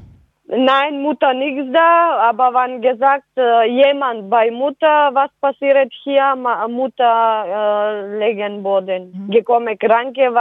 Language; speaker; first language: German; non-native, learner; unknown